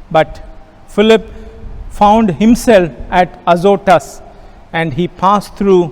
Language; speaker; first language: English; non-native, local second language; Kannada